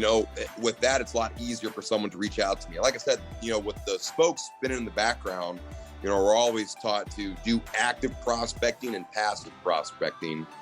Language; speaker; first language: English; native; English